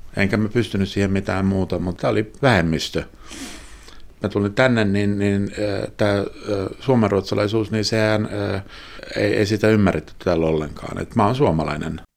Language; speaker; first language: Finnish; non-native, local second language; Swedish